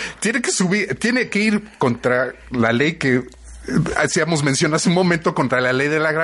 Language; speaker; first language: Spanish; native; Spanish